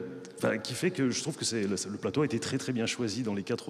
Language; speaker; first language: French; native; French